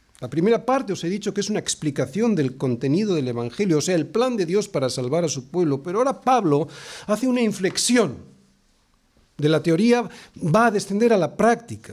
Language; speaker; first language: Spanish; native; Spanish